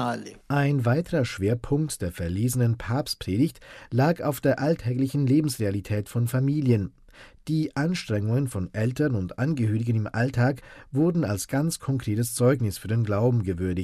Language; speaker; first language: German; native; German